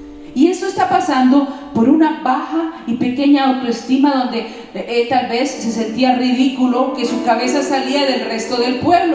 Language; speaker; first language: Spanish; native; Spanish